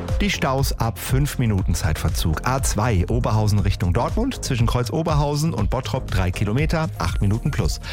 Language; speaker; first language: German; native; German